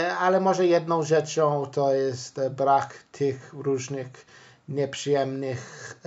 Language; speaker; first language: Polish; non-native, fluent; English